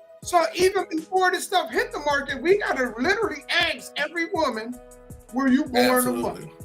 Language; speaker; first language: English; native; English